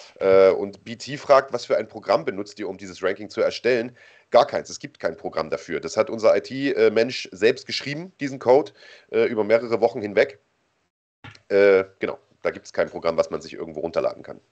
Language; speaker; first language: German; native; German